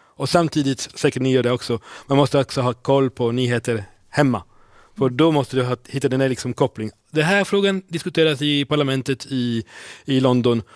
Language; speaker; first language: Swedish; non-native, fluent; Italian